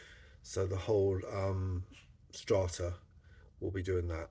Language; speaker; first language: English; native; English